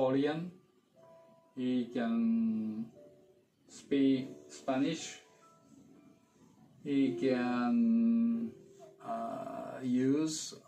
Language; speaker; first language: English; non-native, learner; Thai